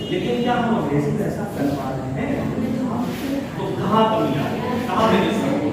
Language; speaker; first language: Hindi; native; Hindi